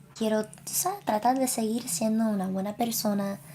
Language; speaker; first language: Spanish; early bilingual, other home language; English